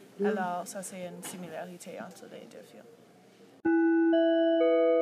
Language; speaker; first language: French; non-native, learner; English